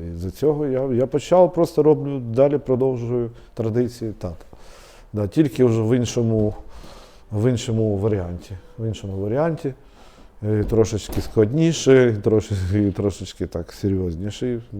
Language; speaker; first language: Ukrainian; non-native, local second language; Russian